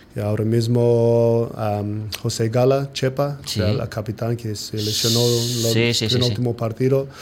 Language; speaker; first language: Spanish; non-native, fluent; English